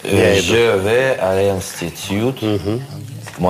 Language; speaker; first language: French; non-native, learner; Russian